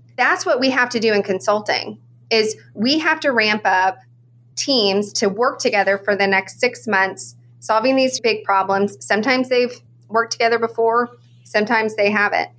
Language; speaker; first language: English; native; English